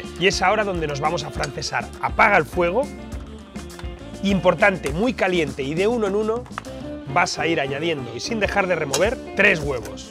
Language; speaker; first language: Spanish; native; Spanish